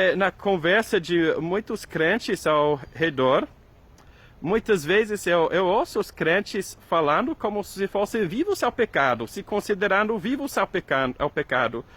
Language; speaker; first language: Portuguese; non-native, fluent; English